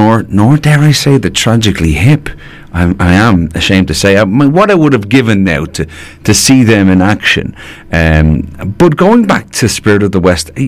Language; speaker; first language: English; native; English